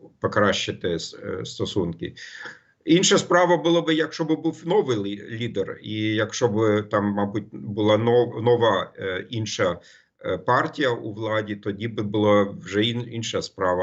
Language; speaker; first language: Ukrainian; non-native, fluent; German